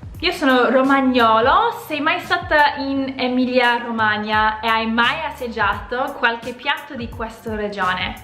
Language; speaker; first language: Italian; non-native, fluent; English